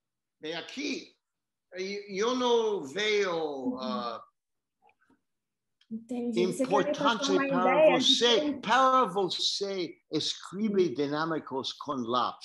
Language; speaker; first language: Spanish; non-native, learner; English